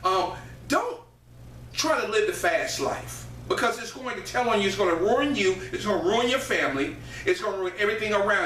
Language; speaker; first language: English; native; English